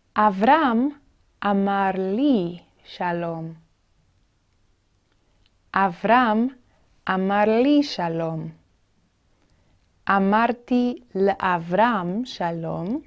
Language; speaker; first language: Hebrew; non-native, fluent; English